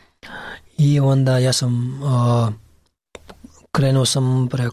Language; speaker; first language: Serbian; non-native, learner; Pashto